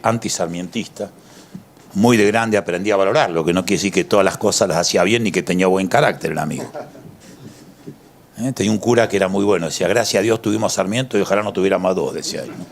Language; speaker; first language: Spanish; native; Spanish